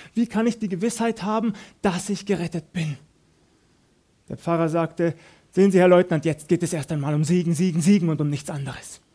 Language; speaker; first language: German; native; German